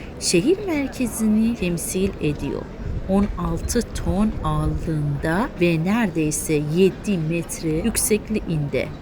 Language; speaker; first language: Turkish; non-native, fluent; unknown